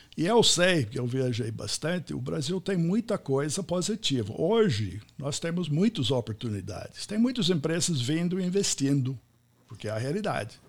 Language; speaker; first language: Portuguese; non-native, fluent; English